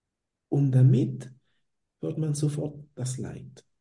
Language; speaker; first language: German; non-native, fluent; Spanish